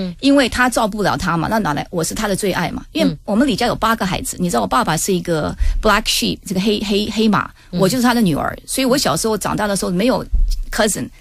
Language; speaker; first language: Chinese; early bilingual, heritage; English